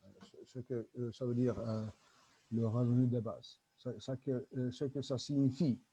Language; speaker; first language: French; non-native, learner; Turkish